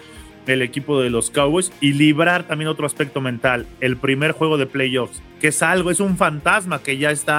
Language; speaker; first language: Spanish; native; Spanish